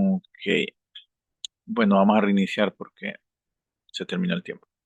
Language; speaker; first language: Spanish; native; Spanish